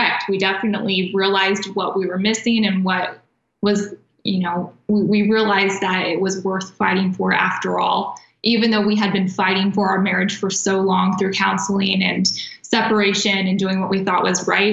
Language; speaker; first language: English; native; English